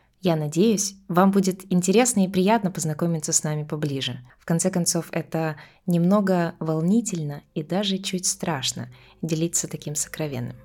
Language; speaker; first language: Russian; native; Russian